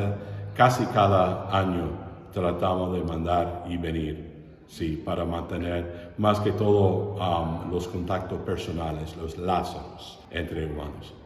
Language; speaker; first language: Spanish; non-native, fluent; English